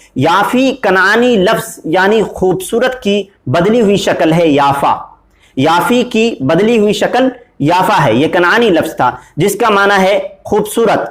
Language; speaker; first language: Urdu; native; Urdu